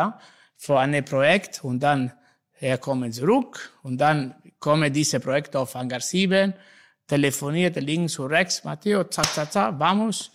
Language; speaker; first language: German; non-native, learner; Italian